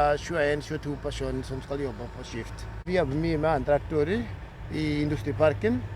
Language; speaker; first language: Norwegian; non-native, fluent; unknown